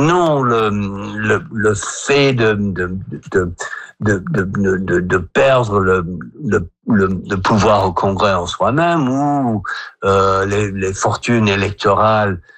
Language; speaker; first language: French; non-native, fluent; English